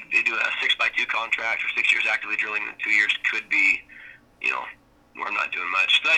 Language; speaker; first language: English; native; English